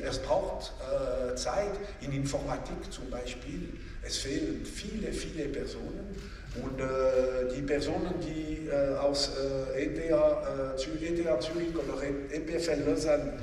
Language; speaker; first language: German; non-native, local second language; French